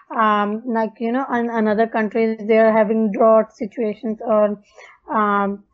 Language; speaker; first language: English; non-native, local second language; Punjabi